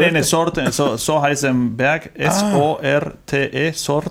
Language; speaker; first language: German; non-native, learner; Spanish